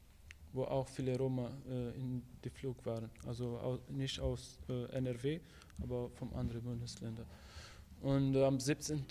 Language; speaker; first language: German; non-native, fluent; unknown